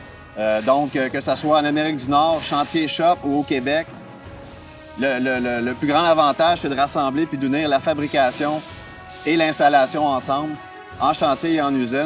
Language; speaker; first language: French; native; French